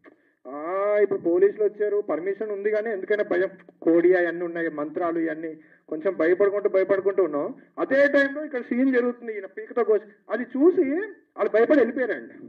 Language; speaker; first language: Telugu; native; Telugu